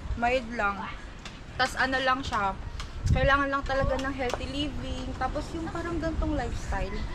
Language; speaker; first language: Filipino; native; Filipino